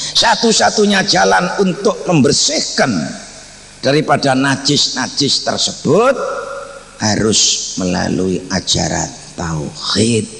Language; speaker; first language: Indonesian; non-native, local second language; Javanese